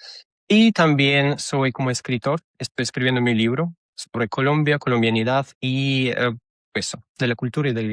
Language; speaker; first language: Spanish; non-native, fluent; Russian